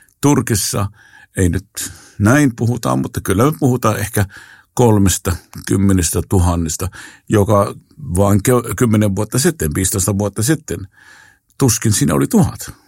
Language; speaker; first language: Finnish; non-native, fluent; Arabic